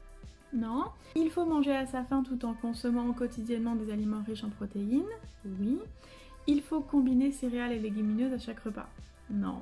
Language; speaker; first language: French; native; French